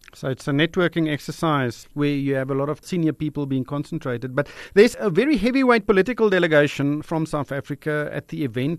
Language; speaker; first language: English; non-native, local second language; Afrikaans